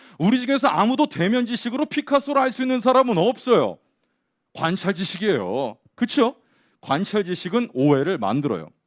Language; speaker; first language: Korean; native; Korean